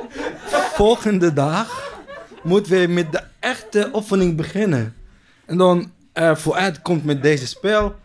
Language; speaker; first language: Dutch; non-native, learner; Arabic